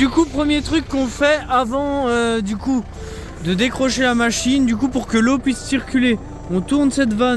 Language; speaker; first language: French; native; French